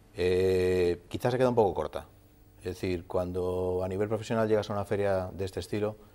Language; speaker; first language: Spanish; native; Spanish